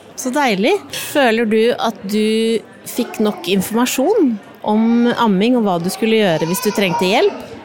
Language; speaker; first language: Norwegian; native; Norwegian